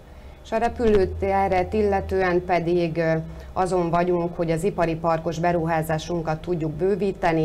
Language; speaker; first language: Hungarian; native; Hungarian